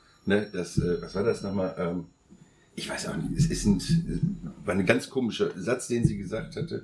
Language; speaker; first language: German; native; German